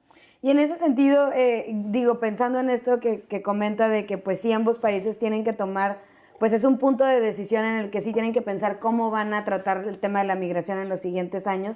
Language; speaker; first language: Spanish; native; Spanish